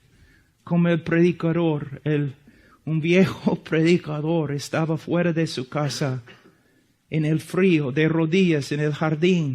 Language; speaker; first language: Spanish; non-native, fluent; English